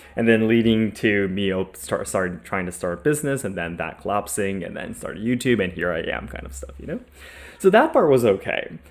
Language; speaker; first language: English; non-native, fluent; Japanese